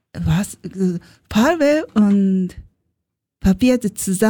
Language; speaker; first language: German; non-native, learner; Japanese